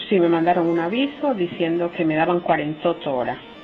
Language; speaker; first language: Italian; non-native, learner; Spanish